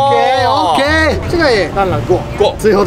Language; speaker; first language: Chinese; non-native, fluent; Japanese